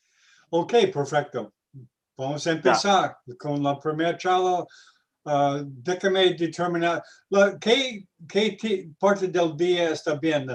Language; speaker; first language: Spanish; non-native, learner; English